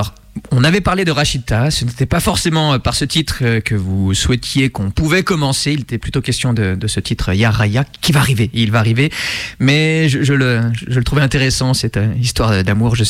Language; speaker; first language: French; native; French